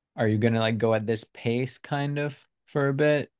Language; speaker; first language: English; non-native, local second language; Urdu